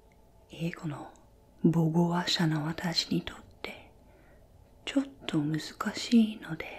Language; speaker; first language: Japanese; non-native, fluent; English